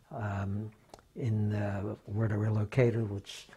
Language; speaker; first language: English; native; English